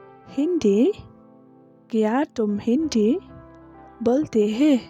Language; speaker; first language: Hindi; non-native, local second language; Khasi